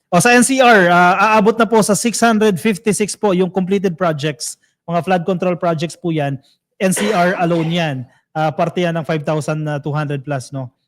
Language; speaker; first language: Filipino; native; Filipino